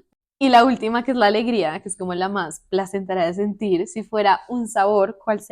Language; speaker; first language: Spanish; native; Spanish